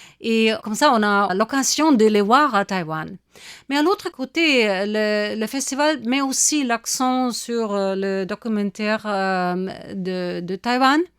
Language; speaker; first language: French; non-native, fluent; German